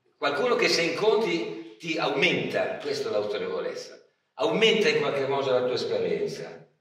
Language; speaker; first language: Italian; native; Italian